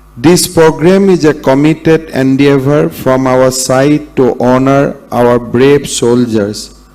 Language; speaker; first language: English; non-native, local second language; Assamese